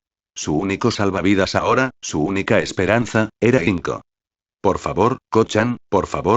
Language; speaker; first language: Spanish; native; Spanish